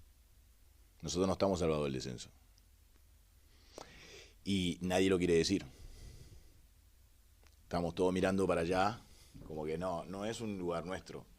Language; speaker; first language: Spanish; native; Spanish